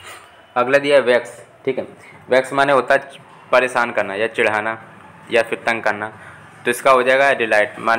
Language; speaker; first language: Hindi; native; Hindi